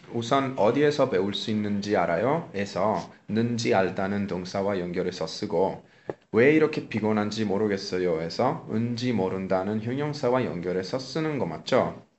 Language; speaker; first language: Korean; non-native, fluent; Italian